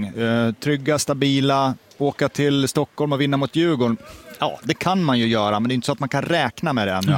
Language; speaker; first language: Swedish; native; Swedish